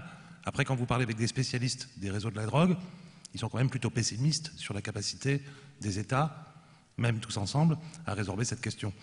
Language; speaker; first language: French; native; French